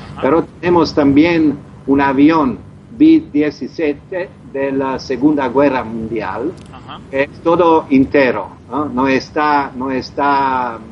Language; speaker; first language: Spanish; non-native, learner; Croatian